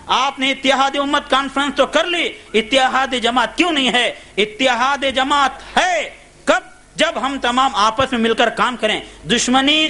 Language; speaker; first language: Urdu; native; Urdu